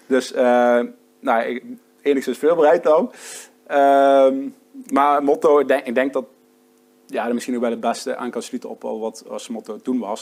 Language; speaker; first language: Dutch; native; Dutch